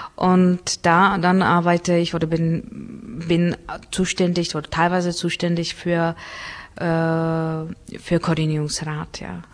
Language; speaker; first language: German; non-native, fluent; Czech